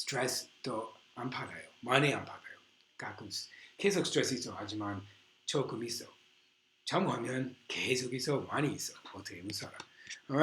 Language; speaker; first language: Korean; non-native, learner; English